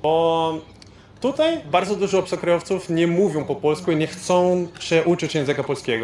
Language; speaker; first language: Polish; non-native, fluent; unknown